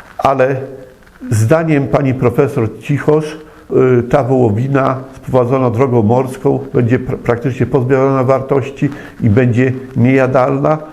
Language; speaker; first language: Polish; native; Polish